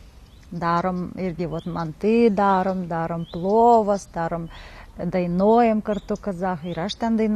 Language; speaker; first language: Lithuanian; non-native, learner; Kazakh